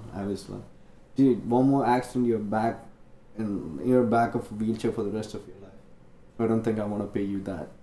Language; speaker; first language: English; non-native, local second language; Tamil